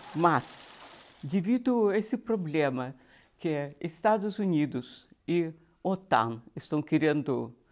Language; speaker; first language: Portuguese; non-native, fluent; Russian